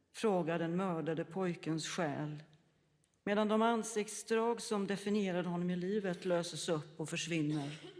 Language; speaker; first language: Swedish; native; Swedish